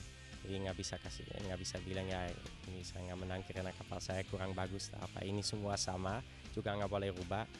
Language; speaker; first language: Indonesian; non-native, fluent; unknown